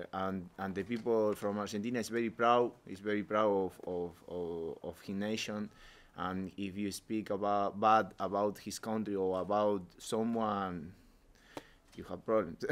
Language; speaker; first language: English; non-native, learner; Spanish